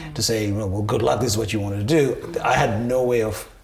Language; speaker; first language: English; non-native, local second language; Sinhala